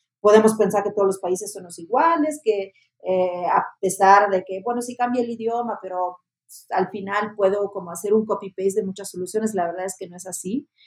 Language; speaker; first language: Spanish; non-native, fluent; Italian